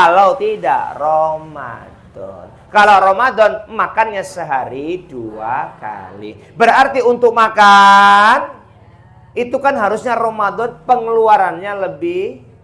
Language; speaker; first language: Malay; non-native, local second language; Javanese